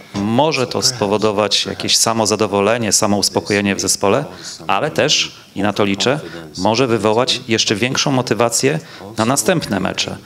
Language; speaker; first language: Polish; native; Polish